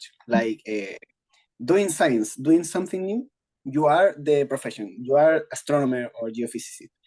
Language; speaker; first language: English; non-native, learner; Spanish